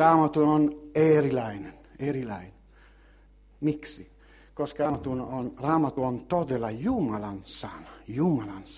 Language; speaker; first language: Finnish; non-native, learner; Italian